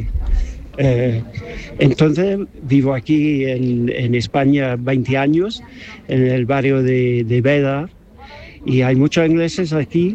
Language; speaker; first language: Spanish; non-native, learner; English